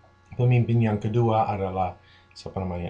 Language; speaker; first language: Indonesian; non-native, fluent; English